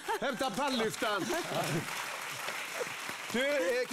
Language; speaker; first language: Swedish; native; Swedish